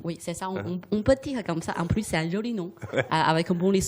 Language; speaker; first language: French; non-native, learner; Chinese